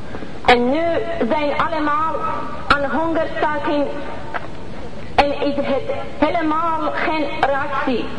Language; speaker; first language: Dutch; non-native, learner; Persian